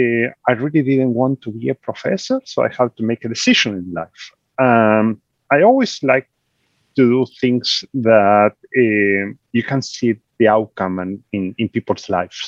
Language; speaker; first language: English; non-native, fluent; Spanish